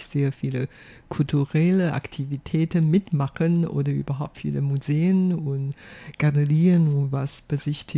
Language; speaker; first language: German; non-native, fluent; Chinese